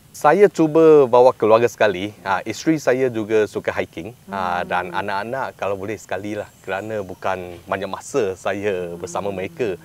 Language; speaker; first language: Malay; non-native, local second language; Chinese